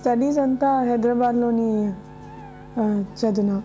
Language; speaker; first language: Telugu; non-native, local second language; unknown